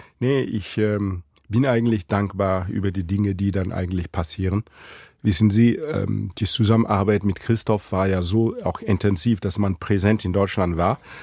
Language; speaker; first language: German; non-native, fluent; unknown